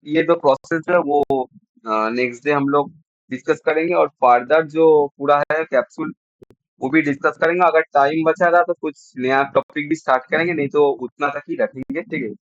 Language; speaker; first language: Hindi; non-native, local second language; Bangla